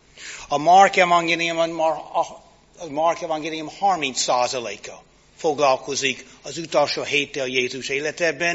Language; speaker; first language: Hungarian; non-native, fluent; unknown